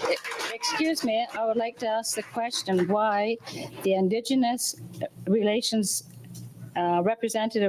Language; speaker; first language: English; native; English